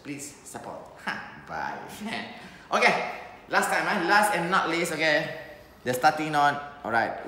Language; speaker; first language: English; non-native, local second language; Malay